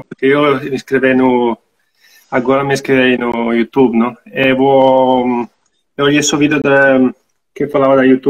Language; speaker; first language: Portuguese; non-native, learner; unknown